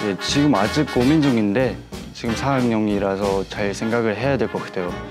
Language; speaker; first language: Korean; non-native, fluent; Mongolian